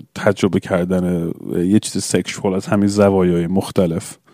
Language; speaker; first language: Persian; early bilingual, other home language; English